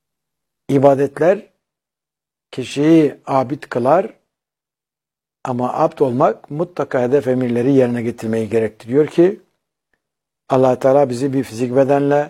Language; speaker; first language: Turkish; native; Turkish